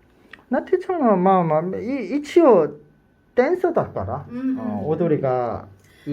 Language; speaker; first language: Japanese; non-native, learner; Korean